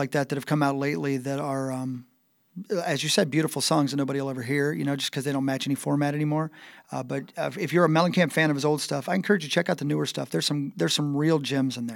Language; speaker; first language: English; native; English